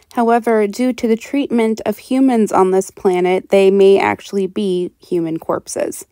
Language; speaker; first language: English; native; English